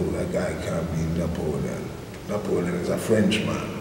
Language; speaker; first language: English; native; English